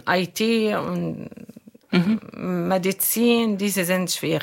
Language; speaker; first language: German; non-native, fluent; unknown